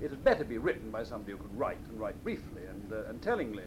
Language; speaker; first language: English; native; English